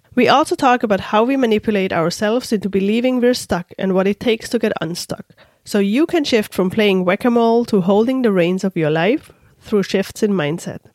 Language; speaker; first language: English; non-native, fluent; German